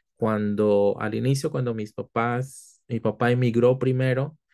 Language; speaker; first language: Spanish; early bilingual, heritage; Spanish